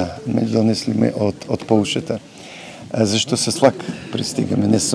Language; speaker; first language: Bulgarian; non-native, learner; Polish